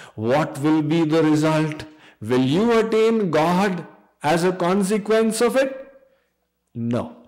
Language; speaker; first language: English; non-native, local second language; Hindi